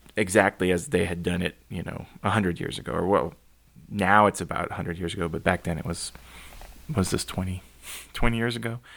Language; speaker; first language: English; native; English